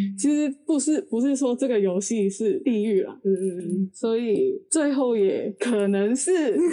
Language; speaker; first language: Chinese; non-native, local second language; Cantonese